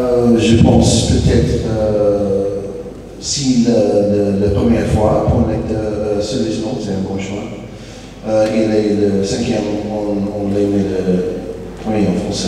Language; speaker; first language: French; non-native, learner; English